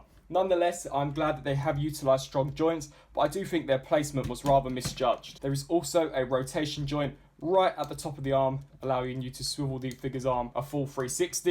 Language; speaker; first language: English; native; English